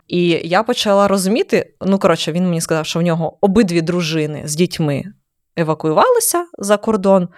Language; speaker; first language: Ukrainian; native; Ukrainian